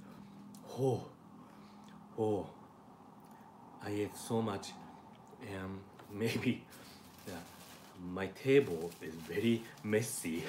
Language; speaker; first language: English; non-native, learner; Japanese